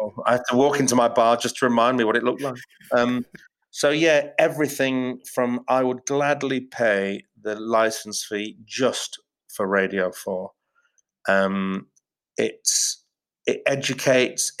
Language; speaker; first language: English; native; English